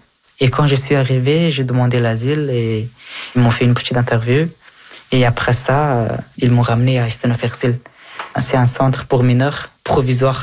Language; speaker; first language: French; early bilingual, other home language; Hazaragi